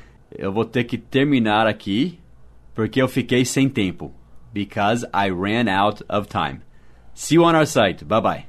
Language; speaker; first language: Portuguese; non-native, fluent; English